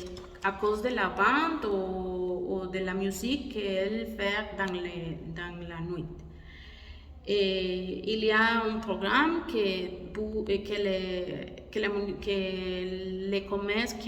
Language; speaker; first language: French; non-native, learner; Spanish